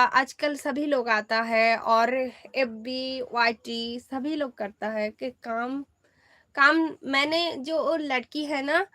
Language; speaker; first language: Hindi; non-native, learner; Bangla